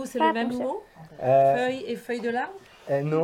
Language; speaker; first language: French; native; French